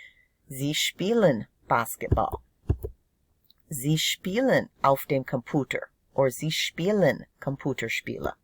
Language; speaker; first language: German; non-native, fluent; English